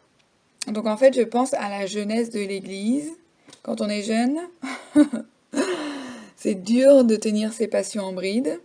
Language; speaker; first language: French; native; French